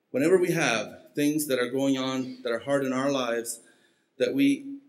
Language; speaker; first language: English; early bilingual, heritage; Spanish